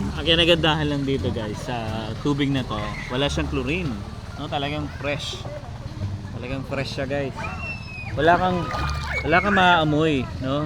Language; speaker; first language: Filipino; native; Filipino